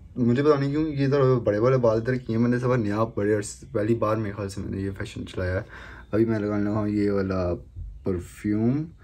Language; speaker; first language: Urdu; native; Urdu